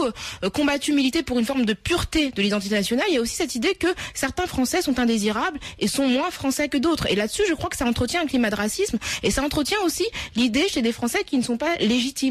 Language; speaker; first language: French; native; French